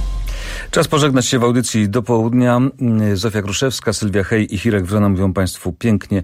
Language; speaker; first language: Polish; native; Polish